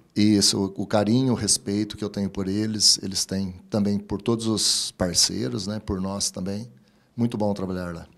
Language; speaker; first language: Portuguese; native; Portuguese